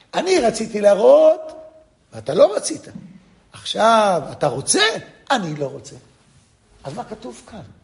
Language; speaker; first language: Hebrew; non-native, fluent; English